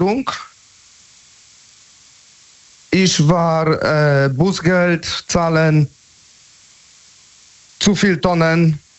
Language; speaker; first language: German; non-native, learner; Polish